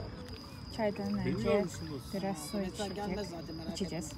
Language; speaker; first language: Turkish; non-native, fluent; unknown